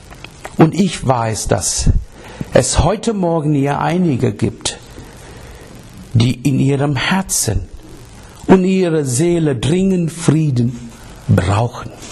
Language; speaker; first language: German; non-native, learner; English